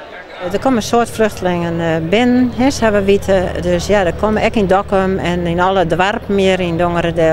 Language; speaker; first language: Dutch; non-native, local second language; Western Frisian